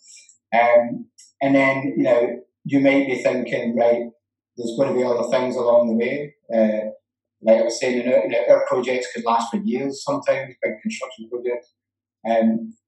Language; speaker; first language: English; native; English